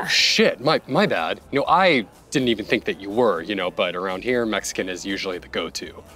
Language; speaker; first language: English; native; English